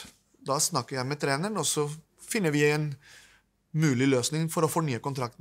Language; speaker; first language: Norwegian; non-native, fluent; Spanish